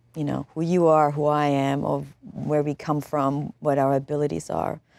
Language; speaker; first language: English; non-native, fluent; German